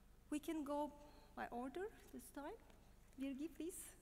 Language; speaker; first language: English; non-native, fluent; Turkish